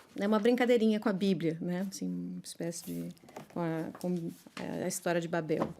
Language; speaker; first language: Portuguese; native; Portuguese